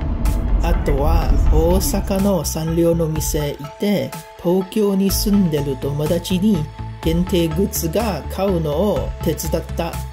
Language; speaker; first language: Japanese; non-native, fluent; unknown